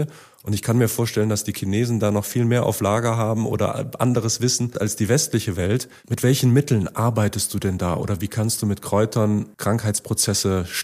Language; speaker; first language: German; native; German